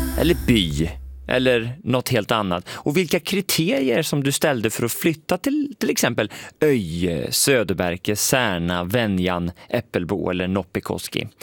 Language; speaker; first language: Swedish; native; Swedish